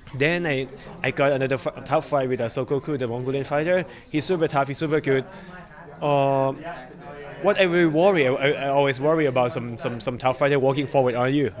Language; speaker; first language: English; non-native, learner; Thai